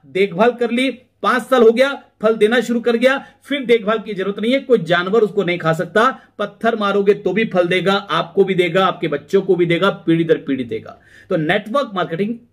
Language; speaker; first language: Hindi; native; Hindi